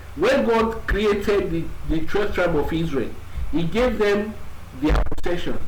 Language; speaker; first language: English; non-native, local second language; Yoruba